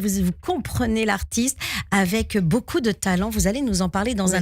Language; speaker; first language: French; native; French